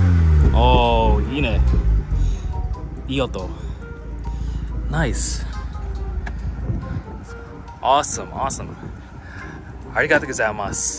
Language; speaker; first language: Japanese; non-native, fluent; English